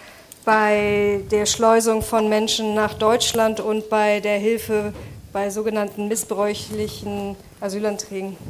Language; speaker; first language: German; native; German